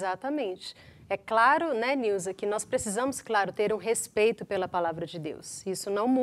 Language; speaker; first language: Portuguese; native; Portuguese